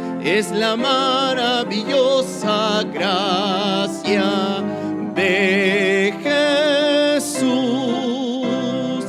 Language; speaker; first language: Spanish; native; Spanish